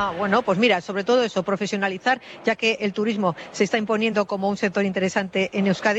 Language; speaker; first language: Spanish; native; Spanish